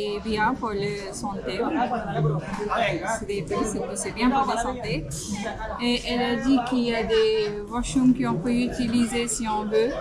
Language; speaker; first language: French; non-native, fluent; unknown